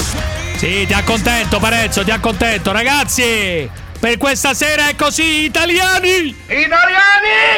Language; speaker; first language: Italian; native; Italian